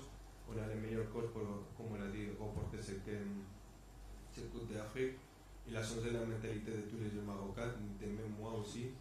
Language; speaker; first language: French; non-native, fluent; Spanish